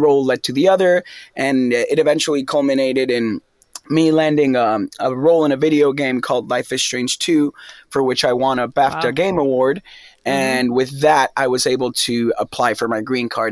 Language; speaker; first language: English; non-native, fluent; Spanish